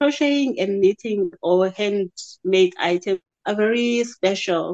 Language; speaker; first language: English; non-native, local second language; Xhosa